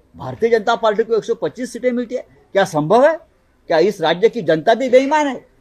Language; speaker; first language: Hindi; non-native, local second language; Marathi